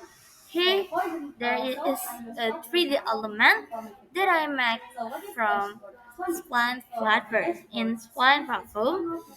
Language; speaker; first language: English; non-native, learner; Indonesian